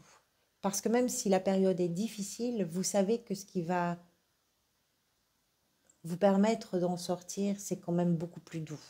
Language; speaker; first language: French; native; French